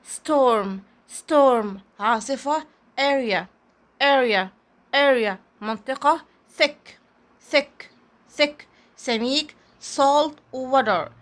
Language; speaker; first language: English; non-native, fluent; Arabic